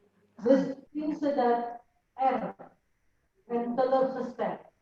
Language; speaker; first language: Dutch; non-native, fluent; Indonesian